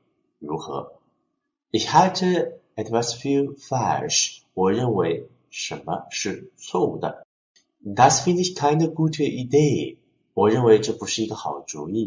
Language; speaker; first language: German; non-native, fluent; Chinese